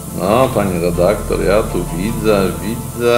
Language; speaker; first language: Polish; native; Polish